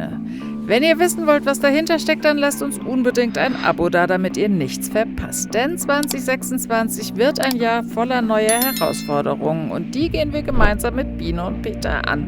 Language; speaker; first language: German; native; German